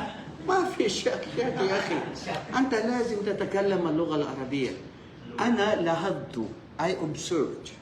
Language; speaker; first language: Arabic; non-native, fluent; Filipino